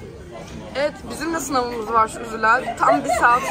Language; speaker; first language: Turkish; native; Turkish